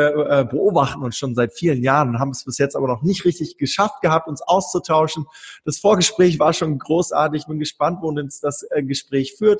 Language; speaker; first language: German; native; German